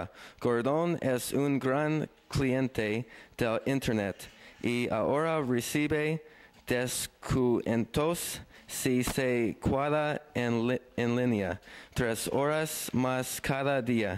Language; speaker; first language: Spanish; non-native, learner; English